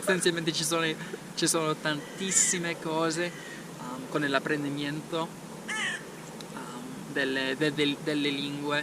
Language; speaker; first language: Italian; non-native, learner; English